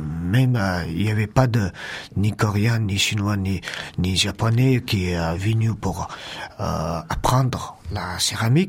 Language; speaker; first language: French; non-native, learner; Mongolian